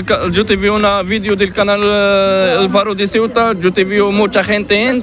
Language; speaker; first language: Spanish; non-native, learner; Arabic